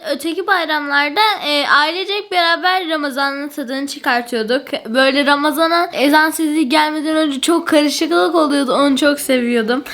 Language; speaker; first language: Turkish; native; Turkish